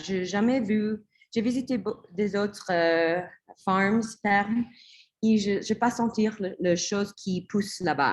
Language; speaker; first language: French; non-native, learner; English